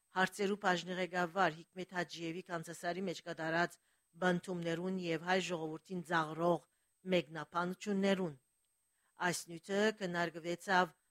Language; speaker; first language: Armenian; early bilingual, heritage; Armenian